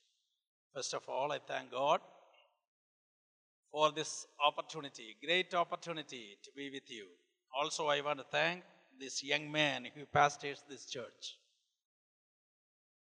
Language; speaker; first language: English; non-native, local second language; Malayalam